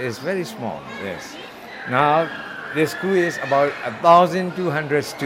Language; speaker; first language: English; non-native, learner; Burmese